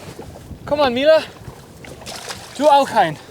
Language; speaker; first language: German; non-native, learner; Dutch